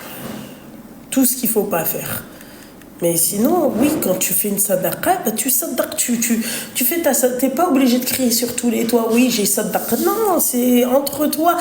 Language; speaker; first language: French; native; French